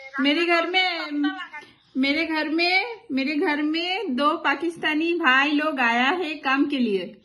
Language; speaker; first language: Hindi; non-native, learner; Bangla